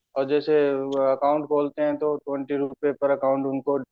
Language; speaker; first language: Hindi; native; Hindi